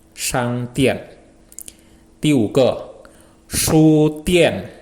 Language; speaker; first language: Chinese; non-native, fluent; Indonesian